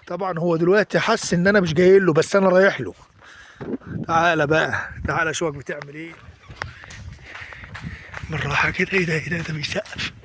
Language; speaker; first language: Arabic; native; Arabic